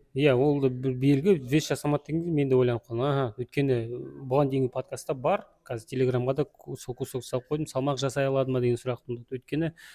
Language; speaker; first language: Kazakh; native; Kazakh